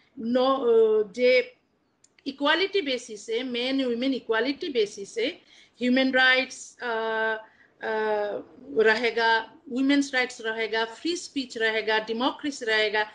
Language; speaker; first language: English; non-native, fluent; Bangla